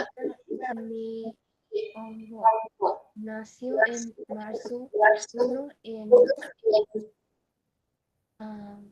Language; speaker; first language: Spanish; non-native, learner; Bangla